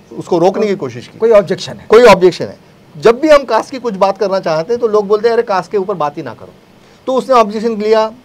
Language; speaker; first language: Hindi; native; Hindi